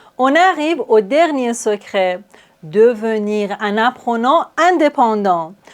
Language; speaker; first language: French; non-native, fluent; Persian